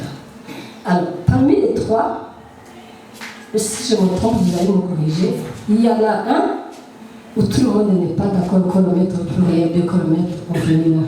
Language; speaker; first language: French; non-native, local second language; Rundi